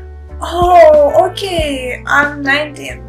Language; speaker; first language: English; non-native, learner; Indonesian